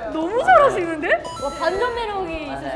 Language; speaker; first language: Korean; native; Korean